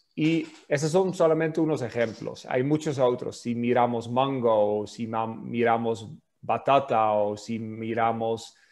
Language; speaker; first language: Spanish; non-native, fluent; Dutch